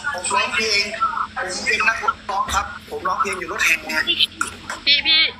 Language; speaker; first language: Thai; native; Thai